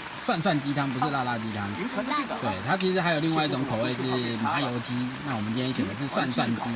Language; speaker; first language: Chinese; native; Chinese